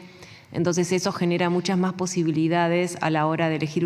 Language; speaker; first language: Spanish; native; Spanish